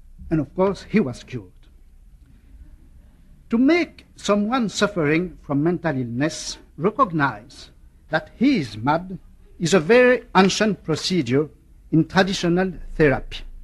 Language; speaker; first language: English; non-native, fluent; French